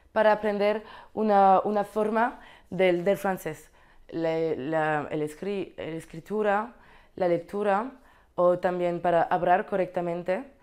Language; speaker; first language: Spanish; non-native, learner; French